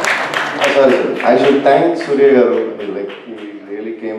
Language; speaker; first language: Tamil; non-native, learner; Telugu